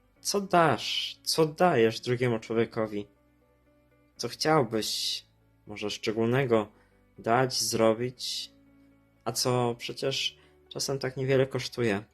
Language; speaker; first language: Polish; native; Polish